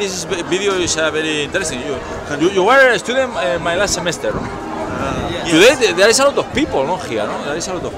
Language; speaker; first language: English; non-native, learner; Spanish